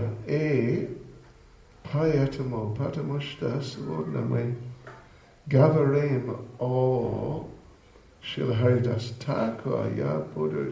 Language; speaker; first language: Russian; non-native, learner; English